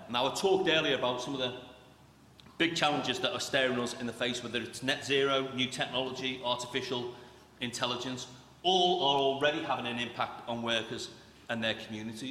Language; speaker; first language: English; native; English